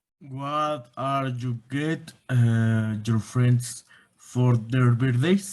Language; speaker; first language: English; non-native, learner; Spanish